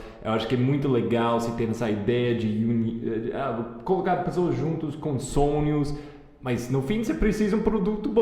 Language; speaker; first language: Portuguese; non-native, fluent; English